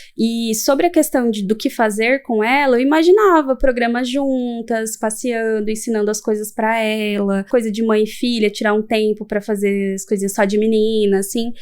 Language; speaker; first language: Portuguese; native; Portuguese